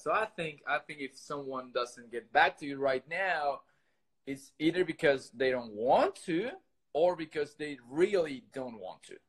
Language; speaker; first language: English; early bilingual, other home language; Spanish